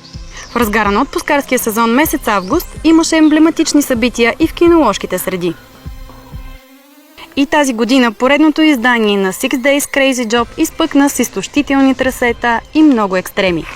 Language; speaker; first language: Bulgarian; native; Bulgarian